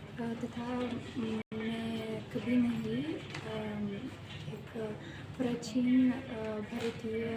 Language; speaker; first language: Hindi; non-native, learner; Russian